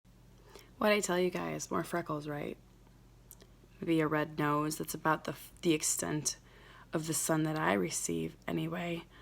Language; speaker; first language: English; native; English